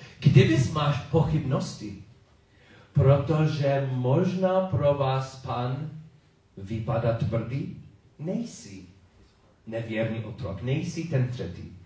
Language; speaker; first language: Czech; non-native, learner; English